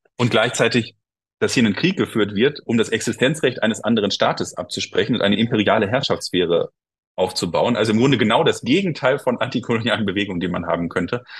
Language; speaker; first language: German; native; German